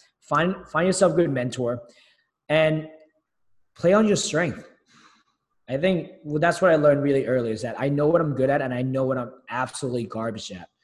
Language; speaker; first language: English; early bilingual, other home language; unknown